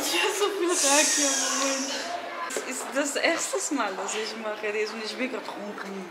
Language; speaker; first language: German; non-native, learner; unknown